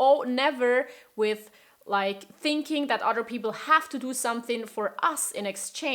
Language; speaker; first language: English; non-native, fluent; German